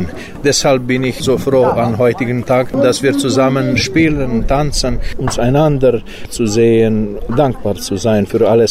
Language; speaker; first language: German; non-native, local second language; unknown